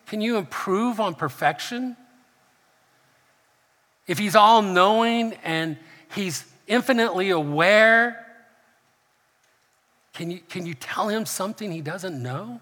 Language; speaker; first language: English; native; English